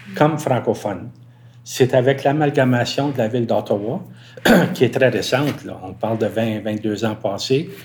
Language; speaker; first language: French; native; French